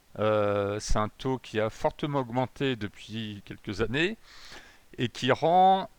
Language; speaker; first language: French; native; French